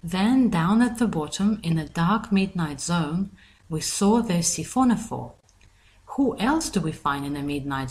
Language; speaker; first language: English; native; English